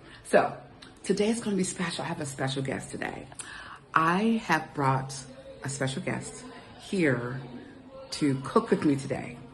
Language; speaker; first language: English; native; English